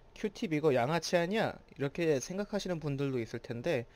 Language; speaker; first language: Korean; early bilingual, heritage; Korean